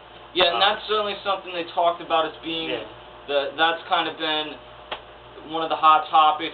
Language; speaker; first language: English; native; English